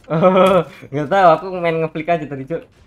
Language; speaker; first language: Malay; non-native, local second language; Javanese